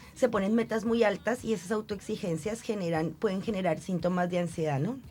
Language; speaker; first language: Spanish; native; Spanish